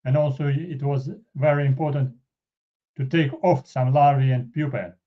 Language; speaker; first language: English; non-native, fluent; Russian